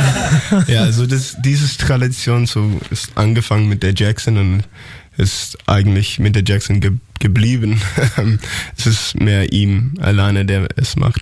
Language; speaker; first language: German; non-native, learner; English